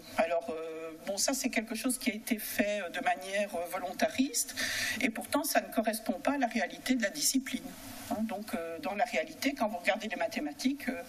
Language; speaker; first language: French; native; French